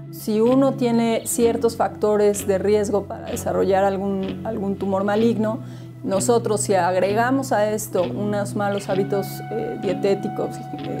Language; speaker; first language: Spanish; native; Spanish